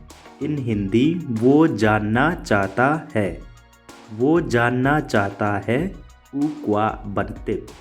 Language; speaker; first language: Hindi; non-native, local second language; Khasi